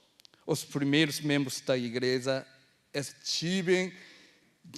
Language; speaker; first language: Portuguese; non-native, fluent; Korean